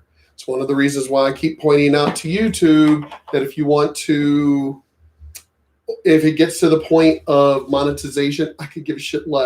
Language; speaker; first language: English; native; English